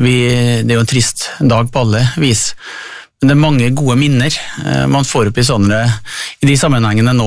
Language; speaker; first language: Norwegian; native; Norwegian